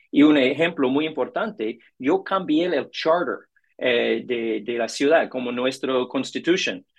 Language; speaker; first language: Spanish; non-native, learner; English